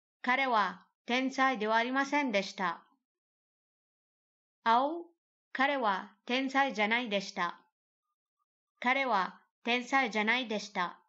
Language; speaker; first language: Japanese; non-native, learner; Arabic